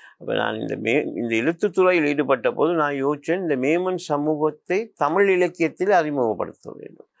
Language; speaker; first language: Tamil; non-native, local second language; Memoni